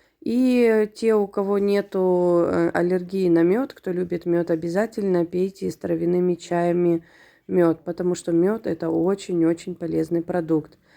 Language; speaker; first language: Russian; native; Russian